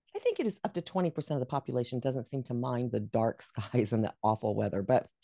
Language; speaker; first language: English; native; English